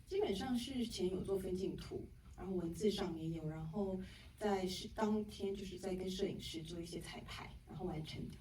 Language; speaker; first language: Chinese; native; Chinese